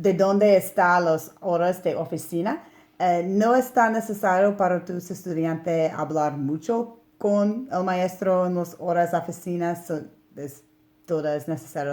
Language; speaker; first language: Spanish; non-native, learner; English